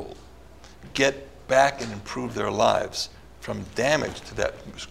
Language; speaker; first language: English; early bilingual, other home language; Italian